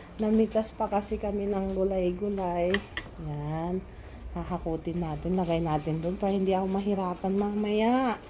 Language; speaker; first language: Filipino; non-native, local second language; Iloko